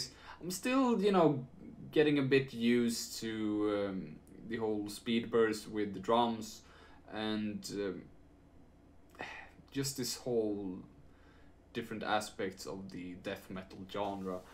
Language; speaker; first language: English; non-native, fluent; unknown